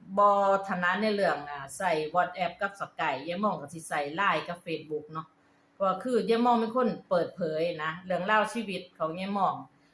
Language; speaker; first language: Thai; native; Thai